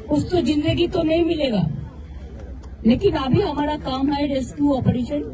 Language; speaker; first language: Hindi; non-native, local second language; Bangla